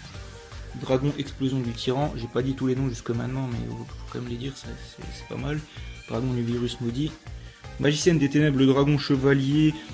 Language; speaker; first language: French; native; French